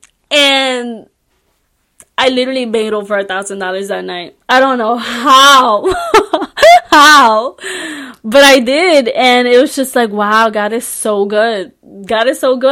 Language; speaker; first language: English; early bilingual, other home language; Spanish